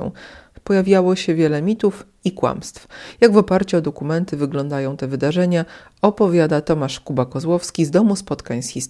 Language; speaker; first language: Polish; native; Polish